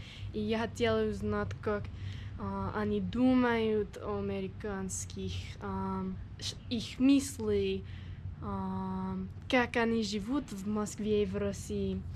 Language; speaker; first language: Russian; non-native, learner; English